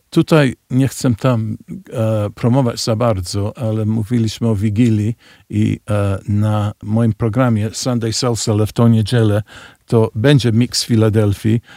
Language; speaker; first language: Polish; early bilingual, heritage; Polish